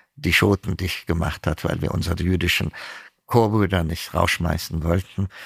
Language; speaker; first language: German; non-native, fluent; Amharic